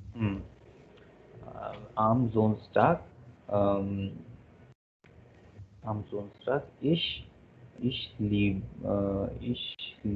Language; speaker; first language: German; non-native, learner; Hindi